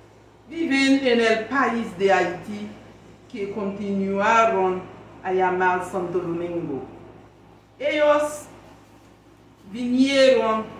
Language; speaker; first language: Spanish; non-native, learner; Haitian Creole